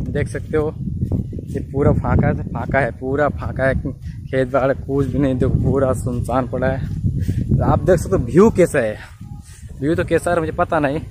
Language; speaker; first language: Hindi; non-native, local second language; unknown